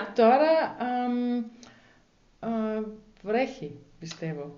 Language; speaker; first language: Greek; non-native, learner; German